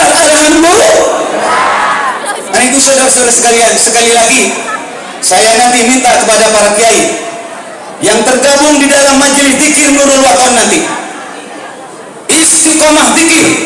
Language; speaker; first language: Indonesian; native; Indonesian